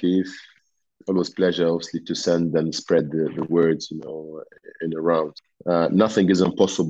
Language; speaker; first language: English; non-native, fluent; Arabic